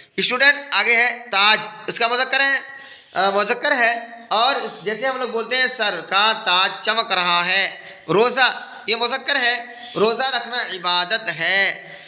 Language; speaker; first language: Urdu; native; Urdu